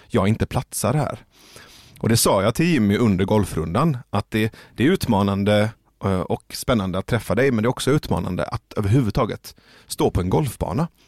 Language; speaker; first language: Swedish; early bilingual, other home language; Persian